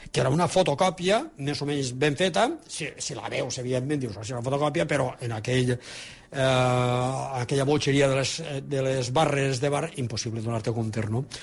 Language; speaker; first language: Catalan; native; Catalan